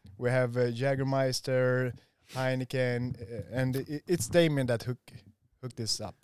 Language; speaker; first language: English; non-native, fluent; Swedish